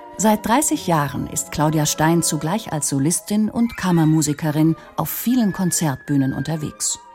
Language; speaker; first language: German; native; German